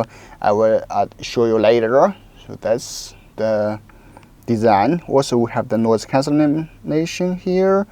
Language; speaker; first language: English; non-native, local second language; Chinese